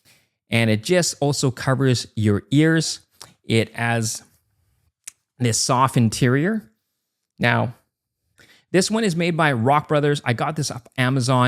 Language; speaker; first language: English; native; English